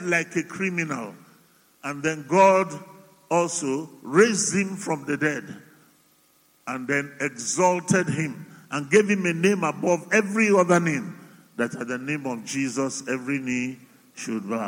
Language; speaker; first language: English; non-native, local second language; Igbo